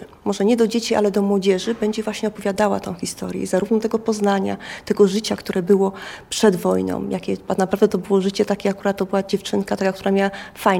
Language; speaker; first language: Polish; native; Polish